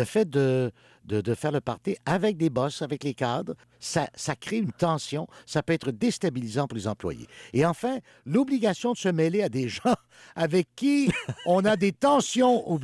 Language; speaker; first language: French; native; French